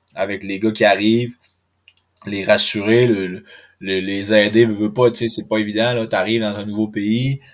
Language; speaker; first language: French; native; French